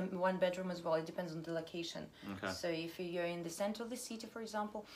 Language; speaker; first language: English; non-native, fluent; Russian